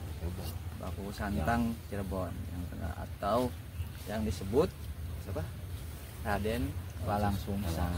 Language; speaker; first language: Indonesian; native; Indonesian